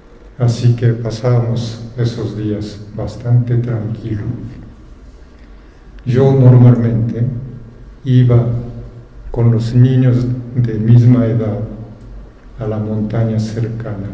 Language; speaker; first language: Spanish; non-native, fluent; Japanese